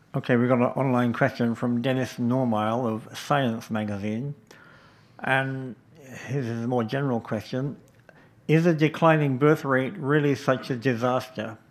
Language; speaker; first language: English; native; English